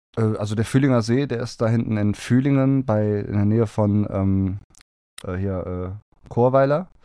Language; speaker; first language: German; non-native, fluent; Spanish